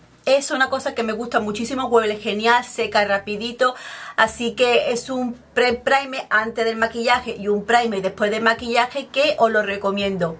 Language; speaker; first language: Spanish; native; Spanish